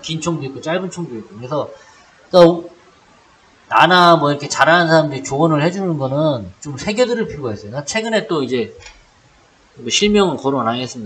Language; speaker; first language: Korean; native; Korean